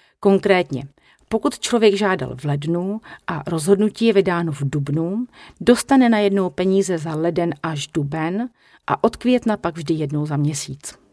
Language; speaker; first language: Czech; native; Czech